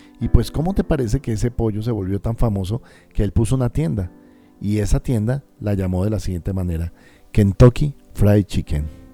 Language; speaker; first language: Spanish; native; Spanish